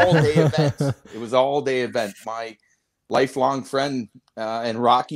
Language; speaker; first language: English; native; English